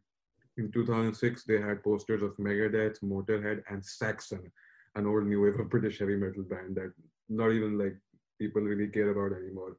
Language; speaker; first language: English; non-native, local second language; Urdu